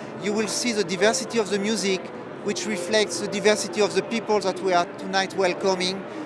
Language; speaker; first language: English; non-native, fluent; French